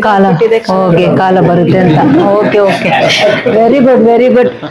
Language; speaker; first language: Kannada; non-native, local second language; Tamil